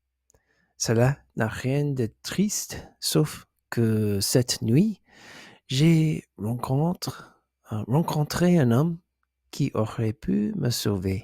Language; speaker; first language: French; non-native, learner; English